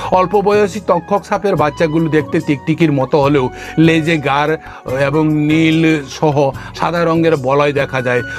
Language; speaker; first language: Bangla; non-native, local second language; Kok Borok